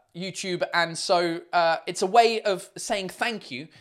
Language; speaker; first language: English; native; English